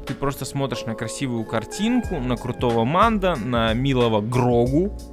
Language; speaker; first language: Russian; native; Russian